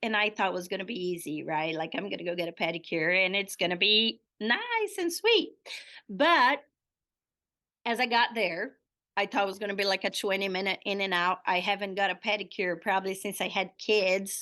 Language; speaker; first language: English; non-native, fluent; Portuguese